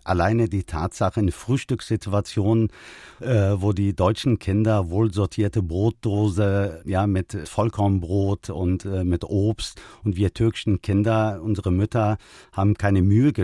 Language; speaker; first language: German; early bilingual, other home language; Turkish